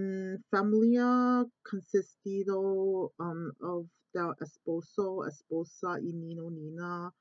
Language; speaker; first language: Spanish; non-native, learner; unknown